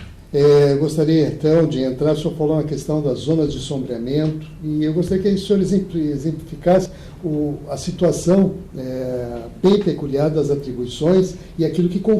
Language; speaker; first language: Portuguese; native; Portuguese